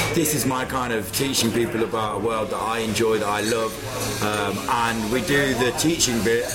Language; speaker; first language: English; native; English